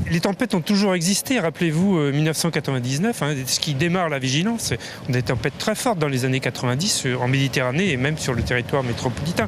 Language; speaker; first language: French; native; French